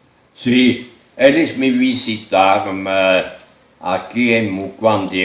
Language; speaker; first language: Portuguese; non-native, fluent; German